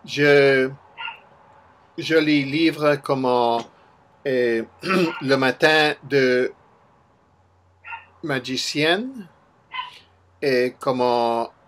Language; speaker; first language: French; non-native, learner; English